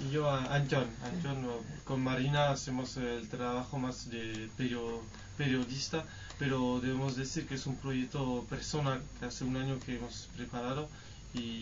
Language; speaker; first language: Spanish; non-native, fluent; French